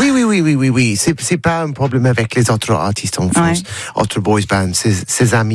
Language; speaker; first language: French; non-native, learner; English